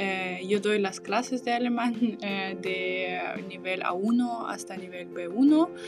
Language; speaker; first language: Spanish; non-native, fluent; Russian